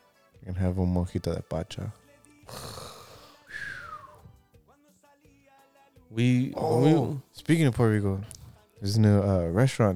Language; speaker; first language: English; native; English